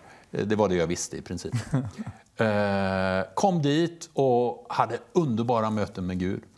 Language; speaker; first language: Swedish; native; Swedish